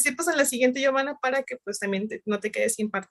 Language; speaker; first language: Spanish; native; Spanish